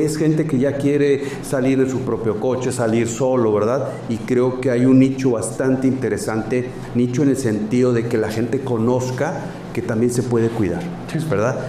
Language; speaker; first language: Spanish; native; Spanish